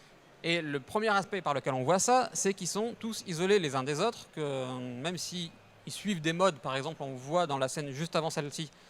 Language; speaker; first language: French; native; French